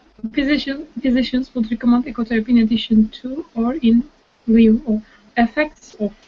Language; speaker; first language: English; non-native, learner; Turkish